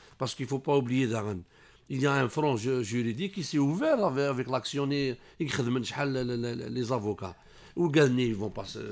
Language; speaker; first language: French; non-native, local second language; Kabyle